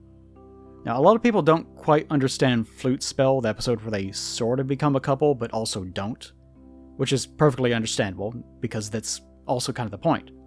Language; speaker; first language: English; native; English